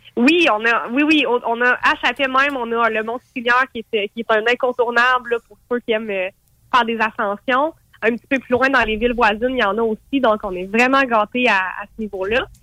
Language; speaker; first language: French; native; French